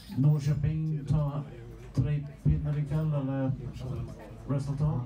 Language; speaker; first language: Swedish; non-native, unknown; English